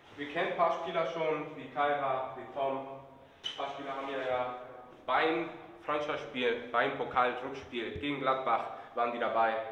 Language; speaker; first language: German; early bilingual, other home language; Spanish